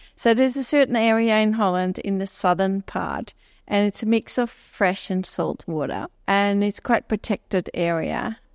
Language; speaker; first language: English; non-native, fluent; Dutch